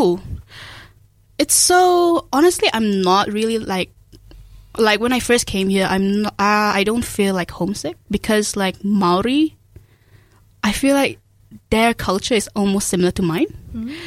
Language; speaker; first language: English; non-native, local second language; Malay